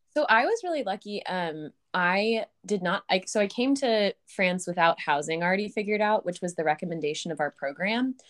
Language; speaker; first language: English; native; English